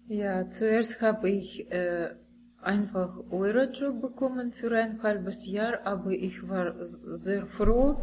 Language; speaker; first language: German; non-native, learner; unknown